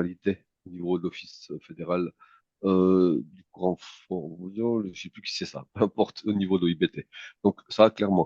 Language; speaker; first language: French; native; French